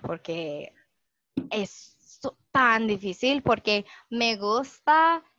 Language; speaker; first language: Spanish; non-native, fluent; English